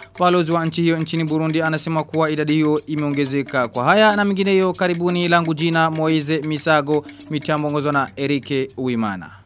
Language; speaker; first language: Swahili; non-native, local second language; Rundi